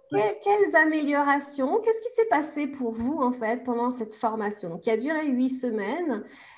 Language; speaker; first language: French; native; French